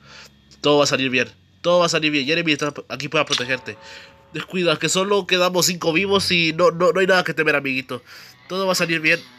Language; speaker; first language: Spanish; native; Spanish